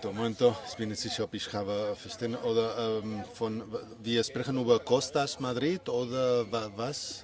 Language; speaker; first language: German; non-native, learner; Spanish